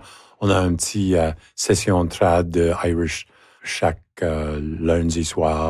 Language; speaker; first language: French; native; French